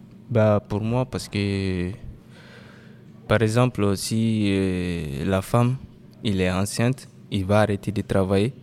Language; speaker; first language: French; non-native, local second language; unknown